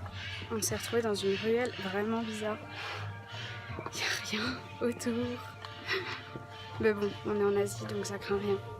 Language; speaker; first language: French; native; French